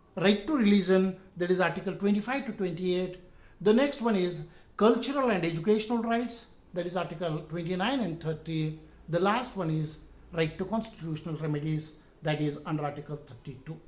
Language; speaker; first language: English; non-native, local second language; Kannada